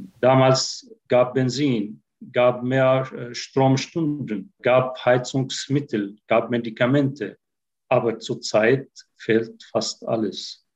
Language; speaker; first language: German; non-native, fluent; Arabic